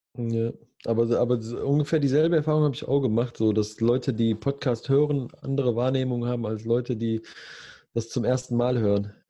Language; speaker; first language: German; early bilingual, other home language; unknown